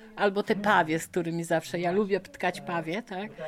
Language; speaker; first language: Polish; native; Polish